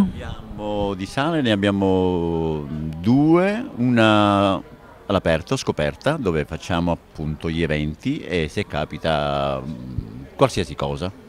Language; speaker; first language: Italian; native; Italian